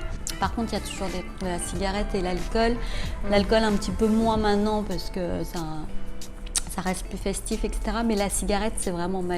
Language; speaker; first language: French; early bilingual, other home language; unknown